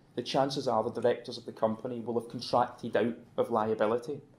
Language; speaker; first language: English; native; English